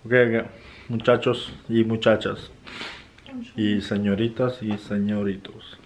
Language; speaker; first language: Spanish; early bilingual, heritage; Spanish